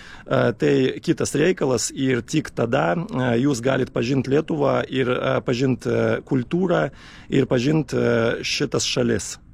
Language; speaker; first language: Lithuanian; non-native, fluent; Russian